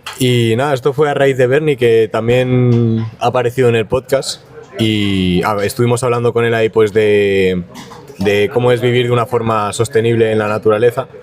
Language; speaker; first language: Spanish; native; Spanish